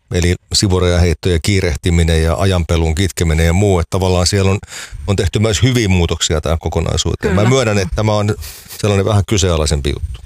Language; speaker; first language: Finnish; native; Finnish